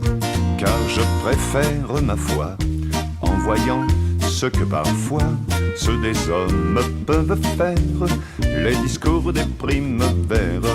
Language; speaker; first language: French; native; French